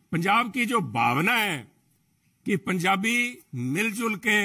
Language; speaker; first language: Hindi; native; Hindi